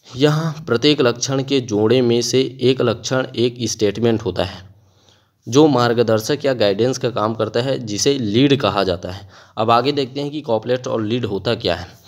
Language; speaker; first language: Hindi; native; Hindi